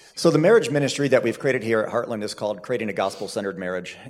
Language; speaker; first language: English; native; English